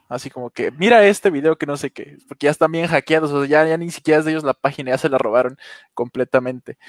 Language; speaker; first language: Spanish; native; Spanish